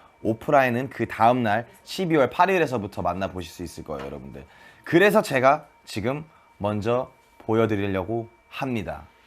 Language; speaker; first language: Korean; native; Korean